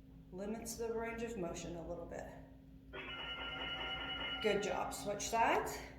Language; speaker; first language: English; native; English